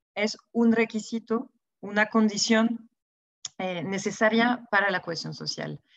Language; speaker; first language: Spanish; non-native, fluent; French